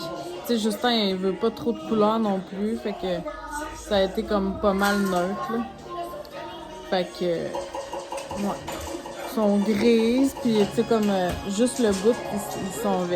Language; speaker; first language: French; native; French